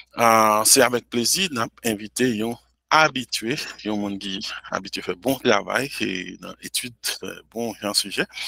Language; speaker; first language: French; non-native, local second language; Haitian Creole